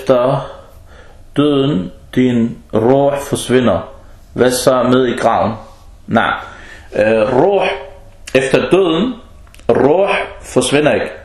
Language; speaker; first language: Danish; non-native, fluent; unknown